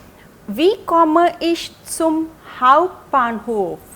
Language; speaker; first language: German; non-native, fluent; Hindi